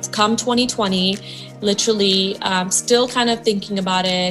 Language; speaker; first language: English; non-native, local second language; Gujarati